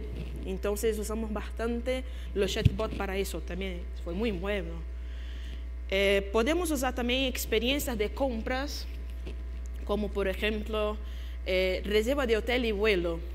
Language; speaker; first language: Spanish; non-native, fluent; Portuguese